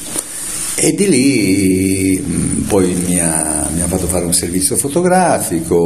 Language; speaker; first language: Italian; native; Italian